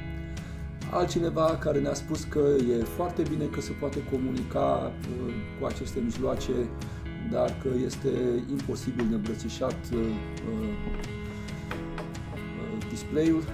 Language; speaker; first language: Romanian; native; Romanian